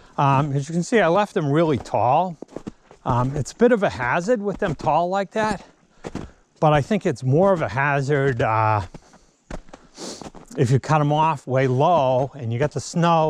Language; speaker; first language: English; native; English